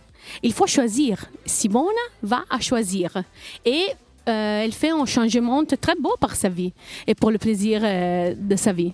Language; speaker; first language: French; non-native, learner; Italian